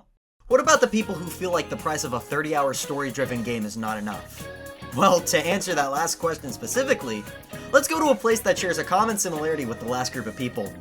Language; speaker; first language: English; native; English